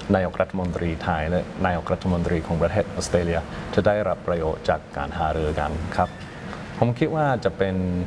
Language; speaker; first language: Thai; non-native, fluent; English